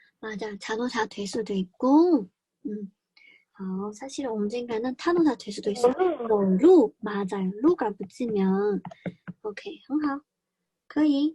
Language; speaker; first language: Korean; non-native, fluent; Chinese